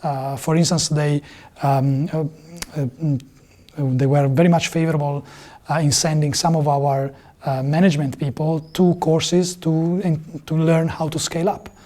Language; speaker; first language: English; non-native, fluent; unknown